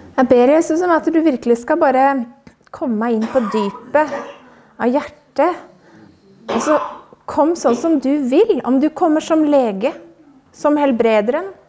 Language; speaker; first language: Norwegian; native; Norwegian